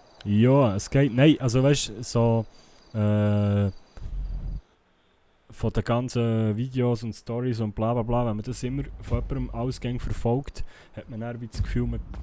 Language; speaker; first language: German; native; German